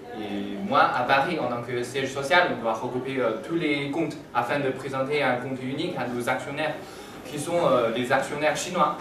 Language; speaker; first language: French; non-native, fluent; Chinese